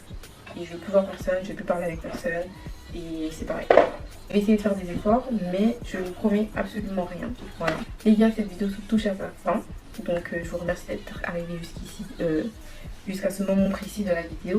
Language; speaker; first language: French; native; French